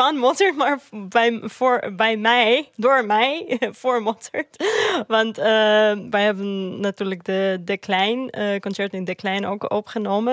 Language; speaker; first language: Dutch; non-native, fluent; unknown